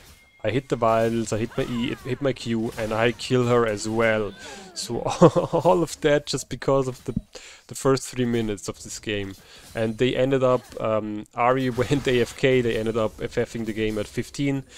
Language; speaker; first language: English; non-native, fluent; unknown